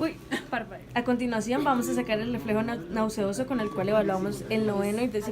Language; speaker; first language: Spanish; native; Spanish